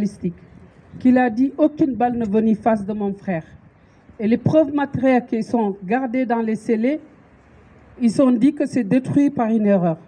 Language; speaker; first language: French; non-native, local second language; Wolof